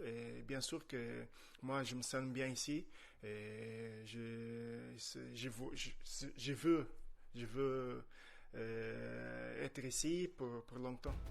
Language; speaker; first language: French; non-native, fluent; Portuguese